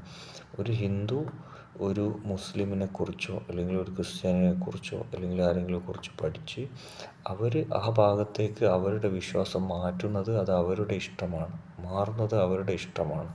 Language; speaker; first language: Malayalam; native; Malayalam